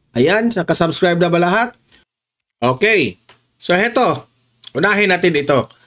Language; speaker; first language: Filipino; non-native, local second language; Cebuano